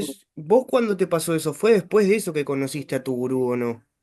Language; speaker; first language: Spanish; native; Spanish